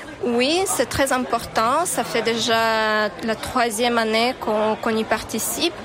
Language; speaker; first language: French; non-native, fluent; Ukrainian